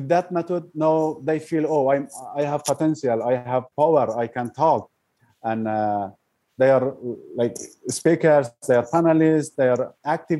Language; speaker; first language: English; non-native, learner; Persian